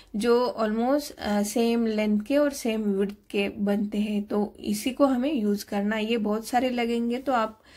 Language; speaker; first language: Hindi; non-native, local second language; Marathi